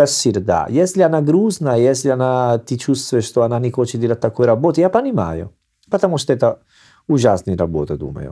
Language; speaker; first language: Russian; non-native, learner; Italian